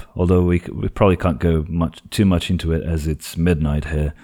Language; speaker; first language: English; non-native, fluent; Portuguese